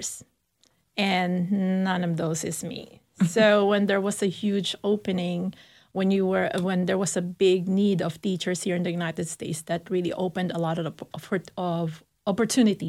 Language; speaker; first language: English; non-native, local second language; Filipino